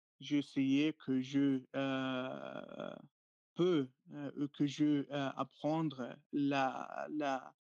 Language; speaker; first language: French; non-native, fluent; Arabic